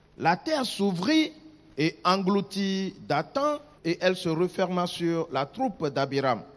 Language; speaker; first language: French; non-native, local second language; Ewe